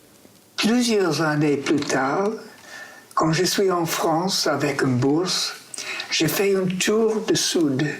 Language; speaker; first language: French; non-native, fluent; English